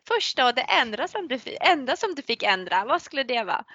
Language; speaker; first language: Swedish; native; Swedish